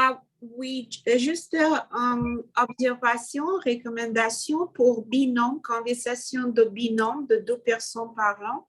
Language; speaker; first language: French; non-native, learner; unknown